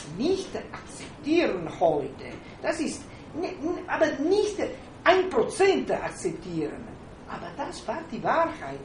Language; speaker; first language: German; non-native, fluent; Italian